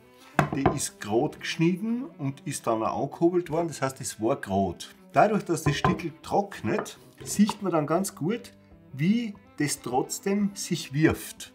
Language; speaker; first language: German; native; German